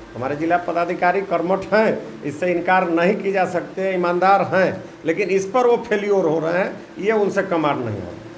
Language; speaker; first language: Hindi; native; Hindi